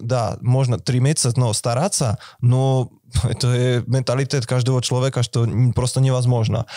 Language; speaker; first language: Russian; non-native, fluent; Slovak